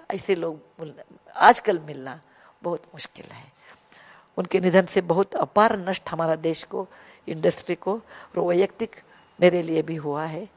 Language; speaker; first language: Hindi; non-native, local second language; Kannada